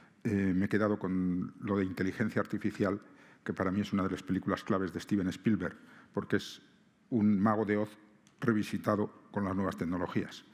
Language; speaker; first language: Spanish; native; Spanish